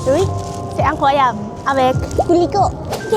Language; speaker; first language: French; non-native, learner; Thai